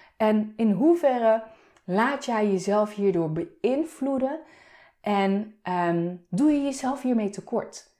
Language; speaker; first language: Dutch; early bilingual, other home language; Turkish